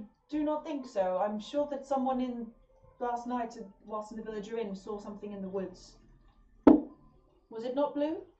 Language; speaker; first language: English; native; English